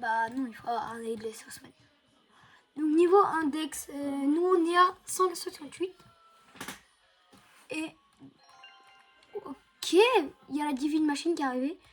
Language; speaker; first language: French; native; French